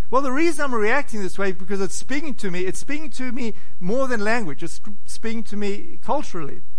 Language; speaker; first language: English; native; English